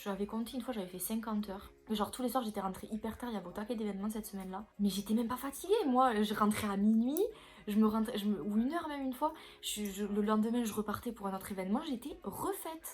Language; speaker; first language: French; native; French